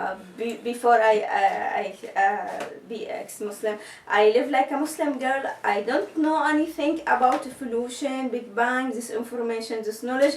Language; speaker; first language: English; non-native, learner; Arabic